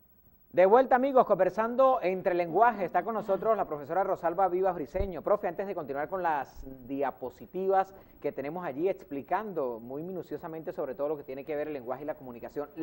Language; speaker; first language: Spanish; native; Spanish